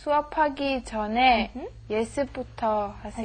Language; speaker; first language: Korean; non-native, learner; Italian